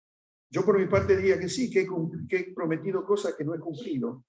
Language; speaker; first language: Spanish; native; Spanish